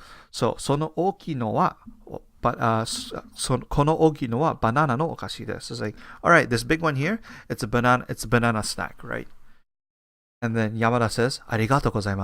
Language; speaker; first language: Japanese; non-native, fluent; English